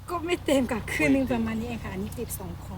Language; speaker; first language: Thai; non-native, local second language; Akha